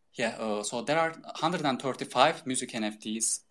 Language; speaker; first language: English; non-native, fluent; Turkish